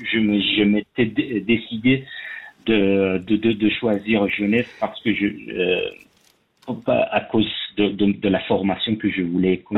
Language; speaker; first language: French; non-native, fluent; Persian